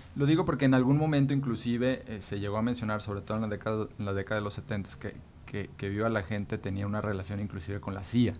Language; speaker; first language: Spanish; native; Spanish